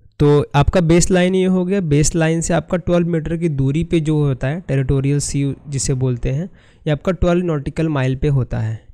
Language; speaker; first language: Hindi; native; Hindi